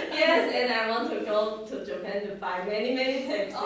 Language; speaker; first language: English; non-native, learner; Chinese